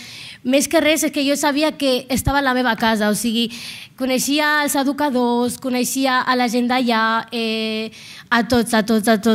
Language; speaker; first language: Catalan; non-native, local second language; Arabic